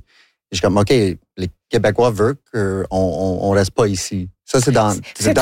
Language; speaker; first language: French; non-native, local second language; English